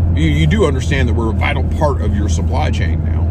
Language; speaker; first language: English; native; English